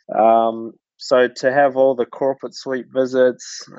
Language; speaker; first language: English; native; English